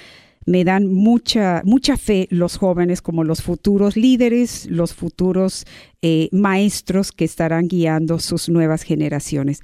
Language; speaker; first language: Spanish; native; Spanish